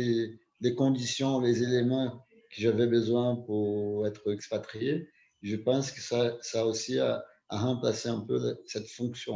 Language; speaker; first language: French; non-native, fluent; Portuguese